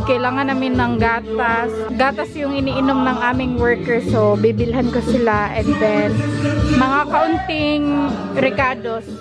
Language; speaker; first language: Filipino; non-native, local second language; Cebuano